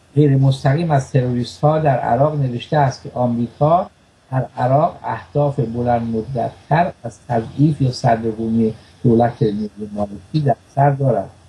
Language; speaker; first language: Persian; native; Persian